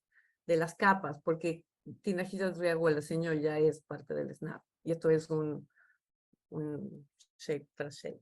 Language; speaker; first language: Spanish; native; Spanish